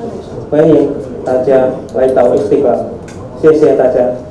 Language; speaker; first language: Chinese; non-native, learner; Indonesian